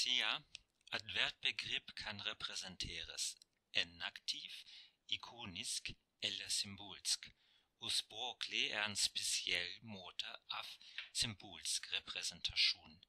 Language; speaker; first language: Norwegian; non-native, fluent; German